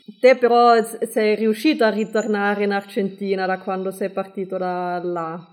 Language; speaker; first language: Italian; non-native, fluent; German